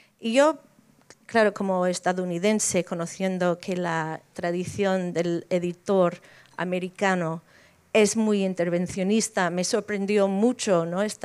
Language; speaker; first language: Spanish; non-native, fluent; English